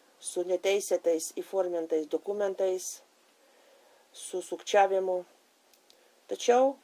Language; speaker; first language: Lithuanian; early bilingual, other home language; Russian